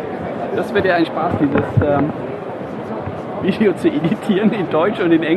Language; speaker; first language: German; native; German